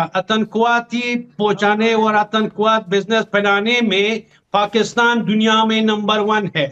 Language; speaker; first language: Hindi; non-native, fluent; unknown